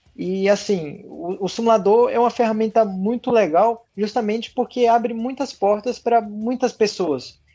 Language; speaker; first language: Portuguese; early bilingual, heritage; Portuguese